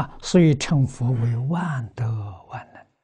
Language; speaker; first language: Chinese; native; Chinese